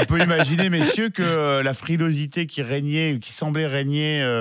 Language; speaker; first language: French; native; French